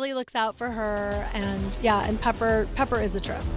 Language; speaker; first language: English; native; English